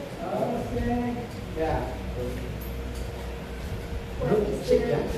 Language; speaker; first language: English; non-native, fluent; Indonesian